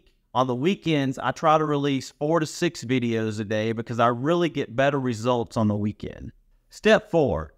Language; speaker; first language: English; native; English